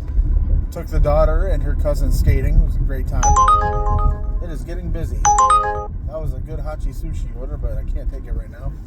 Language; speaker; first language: English; native; English